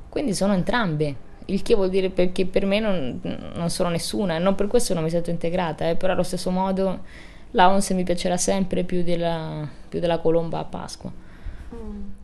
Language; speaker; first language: Italian; early bilingual, other home language; Spanish